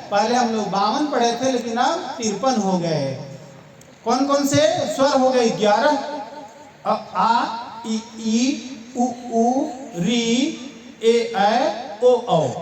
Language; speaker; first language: Hindi; native; Hindi